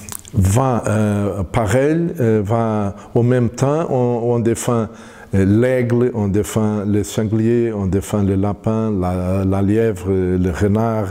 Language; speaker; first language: French; non-native, fluent; Portuguese